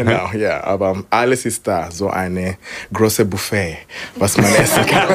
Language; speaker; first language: German; non-native, fluent; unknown